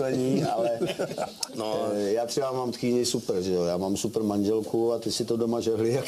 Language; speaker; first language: Czech; native; Czech